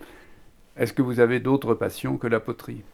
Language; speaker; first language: French; native; French